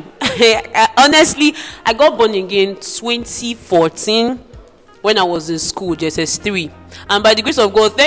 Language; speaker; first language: English; non-native, local second language; Igbo